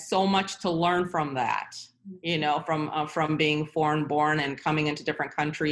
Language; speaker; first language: English; early bilingual, other home language; Korean